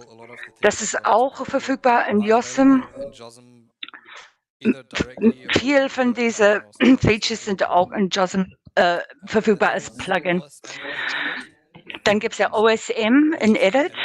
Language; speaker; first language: German; non-native, learner; English